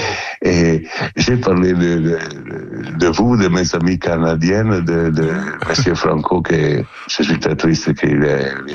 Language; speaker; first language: French; non-native, learner; Italian